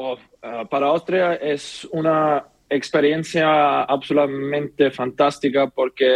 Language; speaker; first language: Spanish; non-native, learner; German